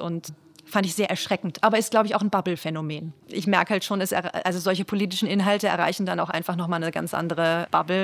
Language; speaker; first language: German; native; German